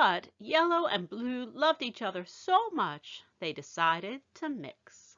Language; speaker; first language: English; native; English